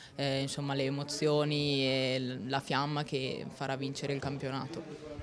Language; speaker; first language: Italian; native; Italian